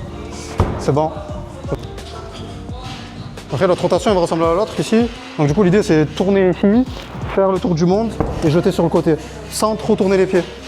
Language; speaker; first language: French; native; French